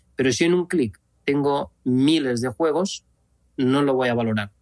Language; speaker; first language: Spanish; native; Spanish